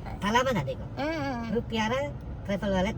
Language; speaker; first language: Korean; non-native, learner; Indonesian